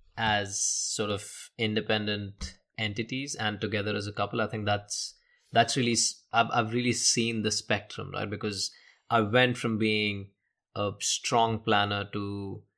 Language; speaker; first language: English; non-native, local second language; Hindi